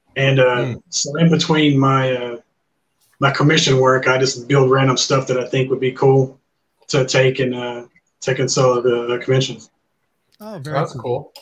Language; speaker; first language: English; native; English